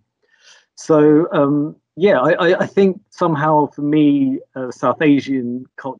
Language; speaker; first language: English; native; English